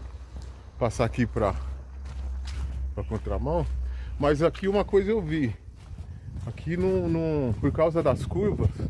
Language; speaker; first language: Portuguese; native; Portuguese